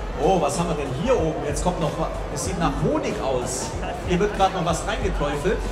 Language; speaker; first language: German; native; German